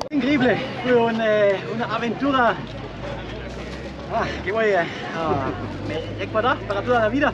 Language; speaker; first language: Spanish; non-native, fluent; German